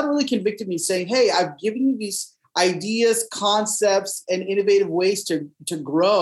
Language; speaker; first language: English; native; English